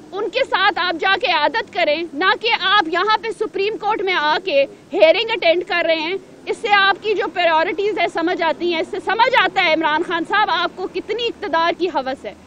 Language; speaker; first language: Urdu; non-native, local second language; Punjabi